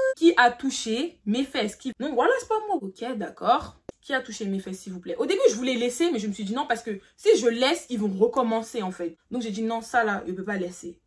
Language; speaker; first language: French; early bilingual, other home language; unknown